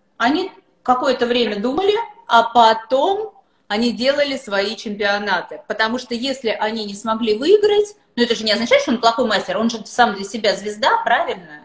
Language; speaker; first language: Russian; native; Russian